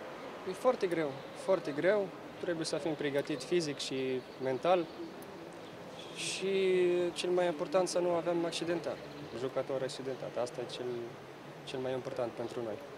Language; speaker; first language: Romanian; non-native, learner; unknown